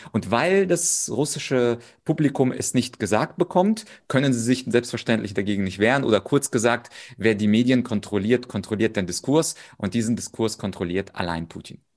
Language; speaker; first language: German; early bilingual, other home language; Russian